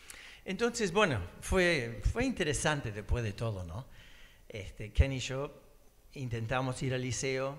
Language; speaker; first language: Spanish; early bilingual, other home language; English